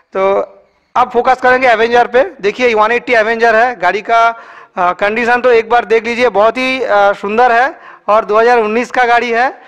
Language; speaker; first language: Hindi; non-native, local second language; Bangla